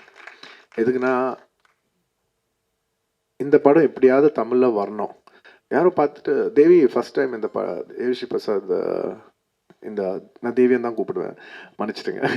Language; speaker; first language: Tamil; non-native, local second language; Telugu